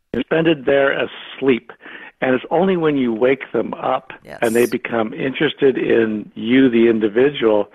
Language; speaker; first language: English; native; English